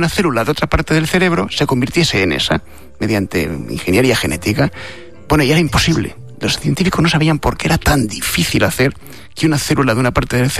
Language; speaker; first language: Spanish; native; Spanish